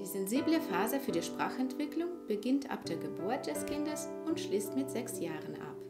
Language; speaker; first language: German; non-native, fluent; Russian